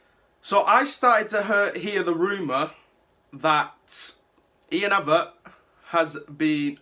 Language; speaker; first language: English; native; English